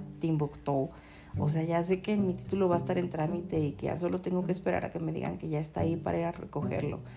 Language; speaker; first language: Spanish; native; Spanish